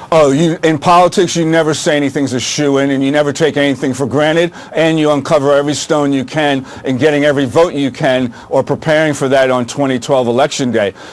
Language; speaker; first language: English; native; English